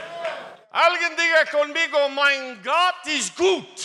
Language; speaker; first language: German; non-native, learner; Spanish